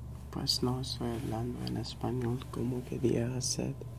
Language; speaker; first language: Spanish; non-native, learner; English